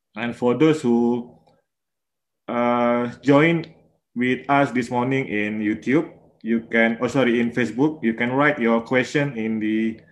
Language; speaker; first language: English; non-native, local second language; Malay